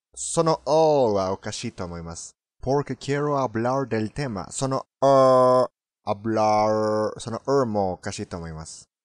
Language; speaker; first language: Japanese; non-native, fluent; Spanish